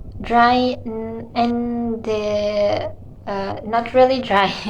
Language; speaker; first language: English; non-native, learner; Indonesian